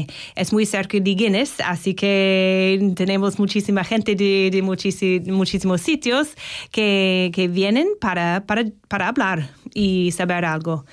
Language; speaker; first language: Spanish; non-native, fluent; English